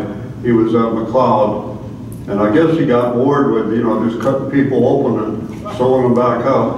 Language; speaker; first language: English; native; English